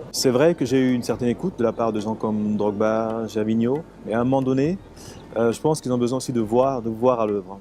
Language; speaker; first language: French; early bilingual, other home language; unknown